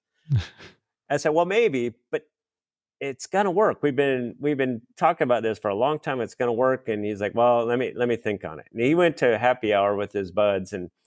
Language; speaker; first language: English; native; English